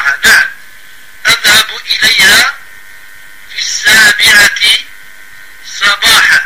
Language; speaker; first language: Arabic; non-native, fluent; French